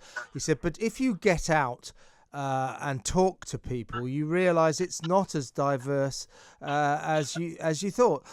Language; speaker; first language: English; native; English